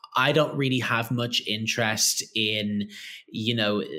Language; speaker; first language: English; native; English